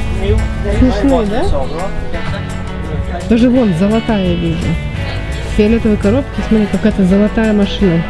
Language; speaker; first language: Russian; native; Russian